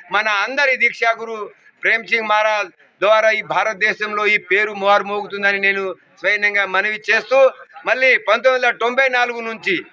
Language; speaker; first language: Telugu; non-native, local second language; Lambadi